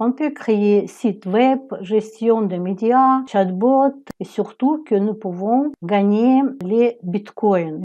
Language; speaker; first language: French; non-native, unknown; Ukrainian